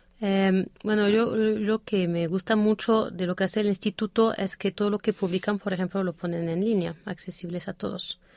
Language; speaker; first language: Spanish; non-native, fluent; French